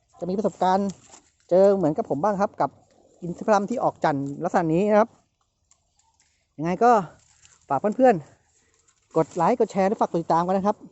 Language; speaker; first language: Thai; native; Thai